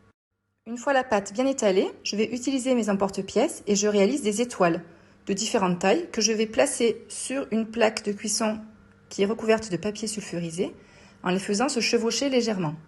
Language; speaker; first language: French; native; French